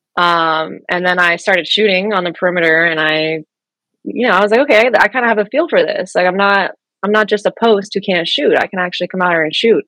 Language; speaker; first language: English; early bilingual, other home language; French